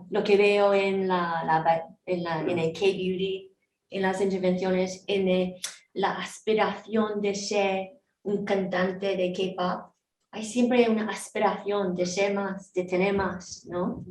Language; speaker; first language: Spanish; non-native, fluent; Korean